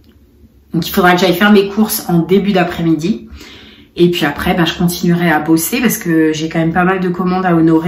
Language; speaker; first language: French; native; French